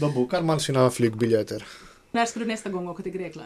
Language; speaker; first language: Swedish; non-native, fluent; Greek